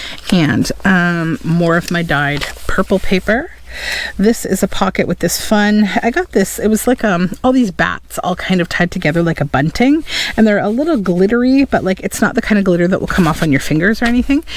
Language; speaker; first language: English; native; English